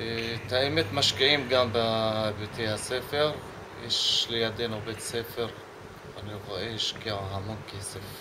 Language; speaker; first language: Hebrew; non-native, local second language; Arabic